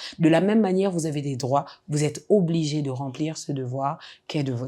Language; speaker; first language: French; native; French